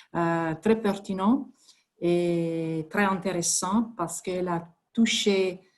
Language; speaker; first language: French; non-native, fluent; Italian